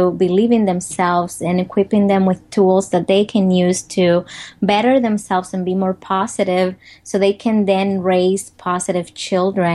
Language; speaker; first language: English; non-native, fluent; Spanish